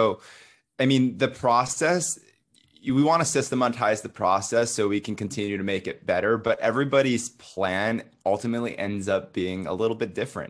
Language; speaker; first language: English; native; English